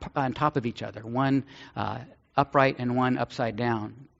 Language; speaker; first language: English; native; English